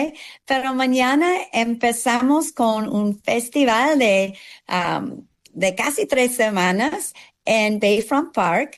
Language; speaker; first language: Spanish; non-native, fluent; English